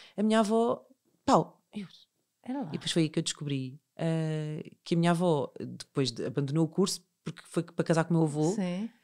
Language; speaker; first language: Portuguese; native; Portuguese